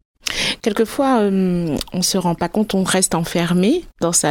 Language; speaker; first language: French; native; French